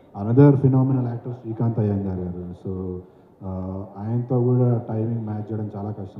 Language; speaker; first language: Telugu; native; Telugu